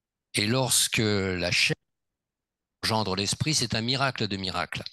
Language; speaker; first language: French; native; French